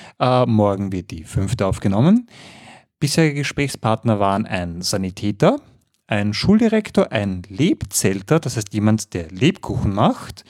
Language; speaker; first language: German; native; German